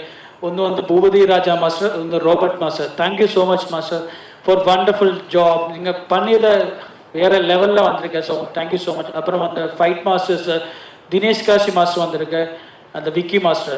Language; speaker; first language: Tamil; non-native, learner; Malayalam